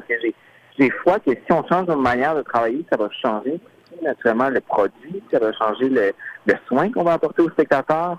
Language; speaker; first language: French; native; French